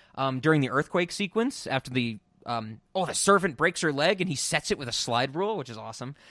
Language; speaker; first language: English; native; English